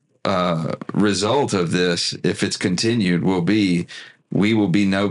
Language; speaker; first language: English; native; English